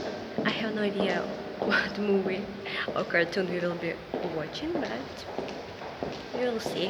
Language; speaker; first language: English; non-native, learner; Russian